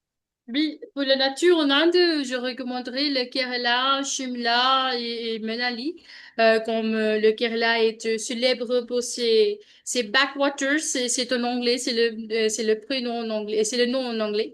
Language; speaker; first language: French; non-native, learner; Hindi